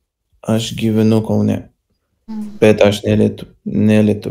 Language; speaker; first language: Lithuanian; non-native, learner; Arabic